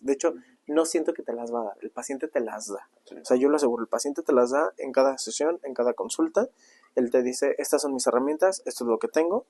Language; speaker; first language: Spanish; native; Spanish